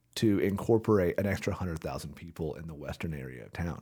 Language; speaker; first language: English; native; English